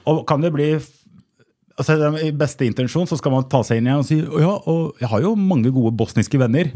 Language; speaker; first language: Norwegian; early bilingual, other home language; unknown